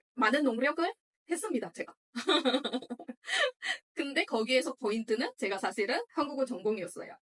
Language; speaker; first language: Korean; non-native, fluent; Indonesian